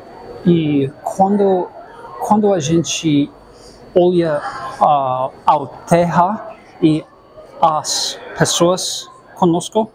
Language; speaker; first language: Portuguese; non-native, fluent; English